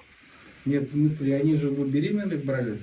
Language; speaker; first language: Russian; native; Russian